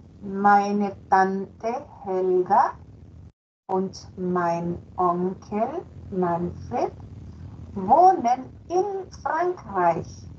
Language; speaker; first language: German; non-native, fluent; Spanish